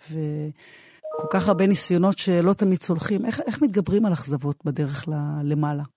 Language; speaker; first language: Hebrew; native; Hebrew